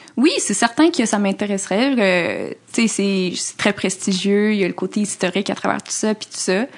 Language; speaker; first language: French; native; French